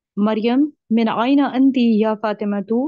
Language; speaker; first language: Arabic; non-native, learner; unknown